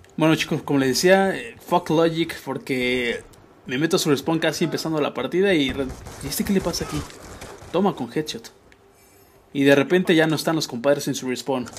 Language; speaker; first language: Spanish; native; Spanish